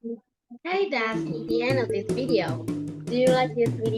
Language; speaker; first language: English; non-native, fluent; Vietnamese